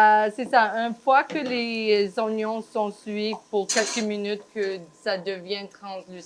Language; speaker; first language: French; non-native, fluent; English